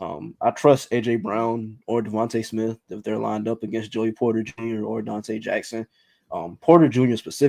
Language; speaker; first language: English; native; English